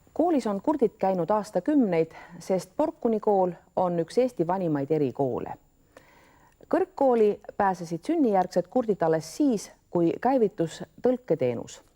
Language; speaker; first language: Estonian; native; Estonian